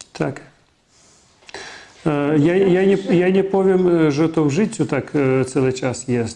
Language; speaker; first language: Polish; non-native, fluent; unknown